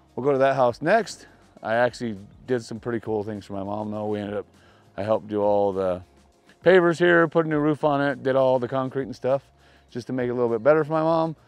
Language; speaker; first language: English; native; English